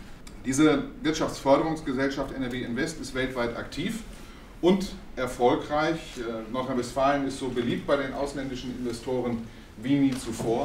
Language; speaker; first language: German; native; German